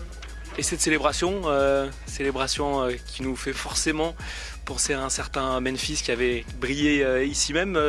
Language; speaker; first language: French; native; French